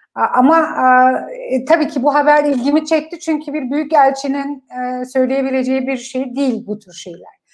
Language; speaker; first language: Turkish; non-native, fluent; Kurdish